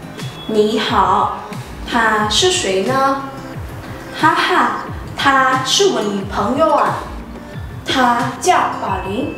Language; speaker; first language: Chinese; non-native, fluent; Khmer